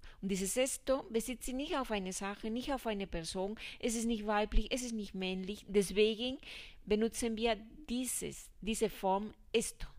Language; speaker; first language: German; non-native, fluent; Spanish